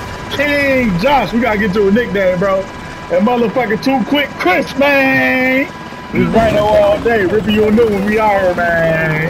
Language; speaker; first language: English; native; English